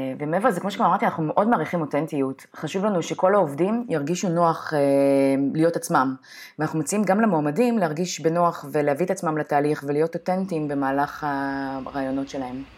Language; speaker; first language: Hebrew; native; Hebrew